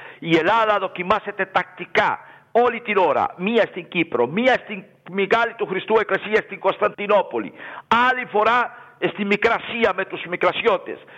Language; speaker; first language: Greek; non-native, fluent; Spanish